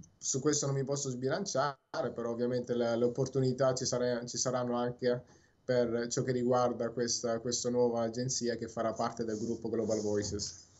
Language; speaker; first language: Italian; native; Italian